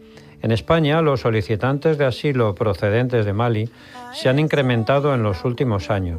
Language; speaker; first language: Spanish; native; Spanish